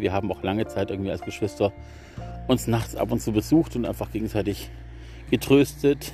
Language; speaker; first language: German; native; German